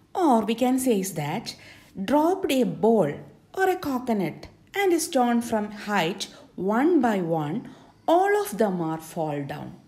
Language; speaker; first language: English; non-native, local second language; Malayalam